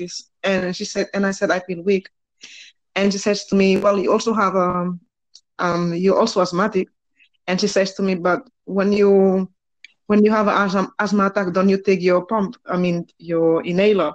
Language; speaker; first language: English; non-native, fluent; Spanish